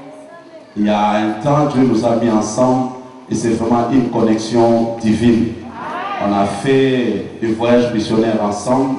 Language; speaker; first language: French; non-native, local second language; Lingala